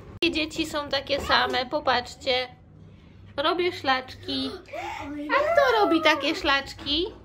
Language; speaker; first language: Polish; native; Polish